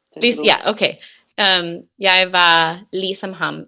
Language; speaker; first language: Danish; non-native, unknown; English